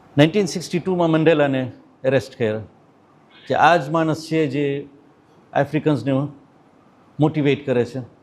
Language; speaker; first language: Gujarati; early bilingual, heritage; Gujarati